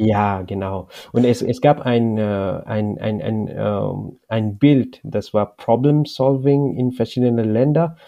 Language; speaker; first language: German; non-native, learner; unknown